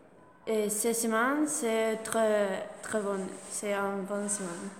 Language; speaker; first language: French; non-native, learner; Spanish